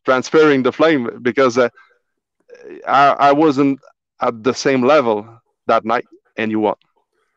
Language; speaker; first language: English; native; English